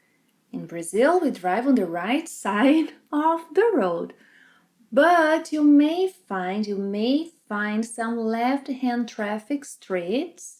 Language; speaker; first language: English; non-native, fluent; Portuguese